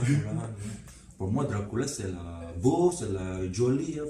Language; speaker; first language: French; non-native, learner; Indonesian